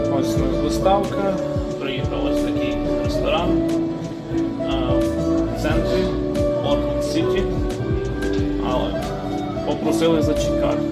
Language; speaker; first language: Ukrainian; native; Ukrainian